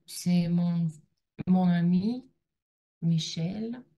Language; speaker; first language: French; non-native, learner; Russian